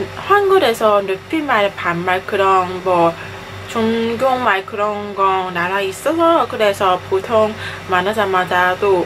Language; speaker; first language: Korean; non-native, fluent; Cantonese